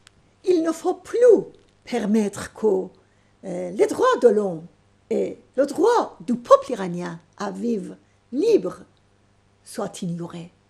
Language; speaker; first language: French; non-native, fluent; Persian